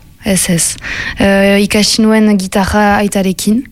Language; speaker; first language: Basque; non-native, local second language; French